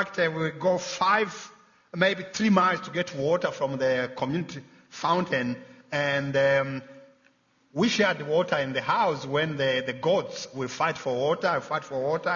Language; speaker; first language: English; non-native, local second language; Kinyarwanda